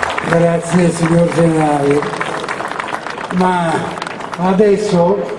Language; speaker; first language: Italian; native; Italian